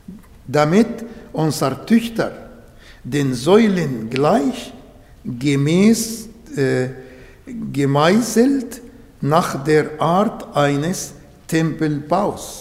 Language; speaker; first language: German; non-native, learner; Arabic